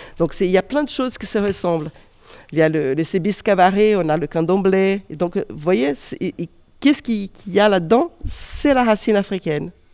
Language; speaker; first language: French; non-native, fluent; Portuguese